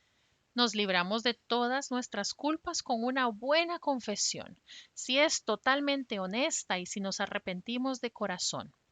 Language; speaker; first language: Spanish; native; Spanish